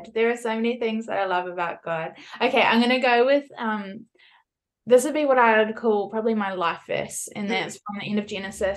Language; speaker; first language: English; native; English